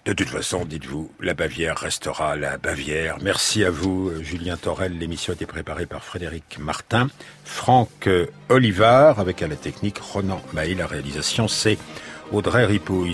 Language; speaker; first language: French; native; French